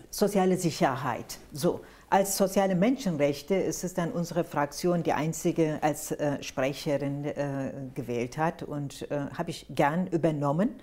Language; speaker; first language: German; non-native, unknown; Turkish